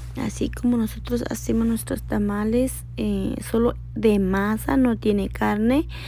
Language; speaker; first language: Spanish; native; Spanish